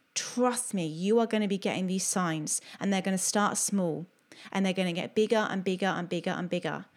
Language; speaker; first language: English; native; English